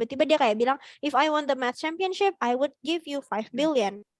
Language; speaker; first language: English; non-native, fluent; Indonesian